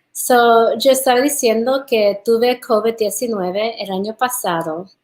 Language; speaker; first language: Spanish; early bilingual, heritage; English